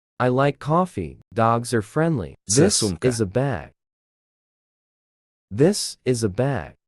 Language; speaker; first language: English; non-native, fluent; Ukrainian